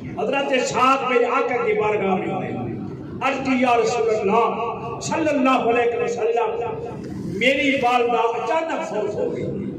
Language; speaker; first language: Urdu; non-native, local second language; Punjabi